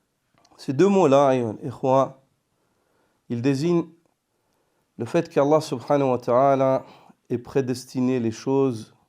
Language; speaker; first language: French; native; French